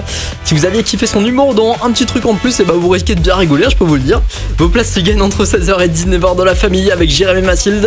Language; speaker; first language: French; native; French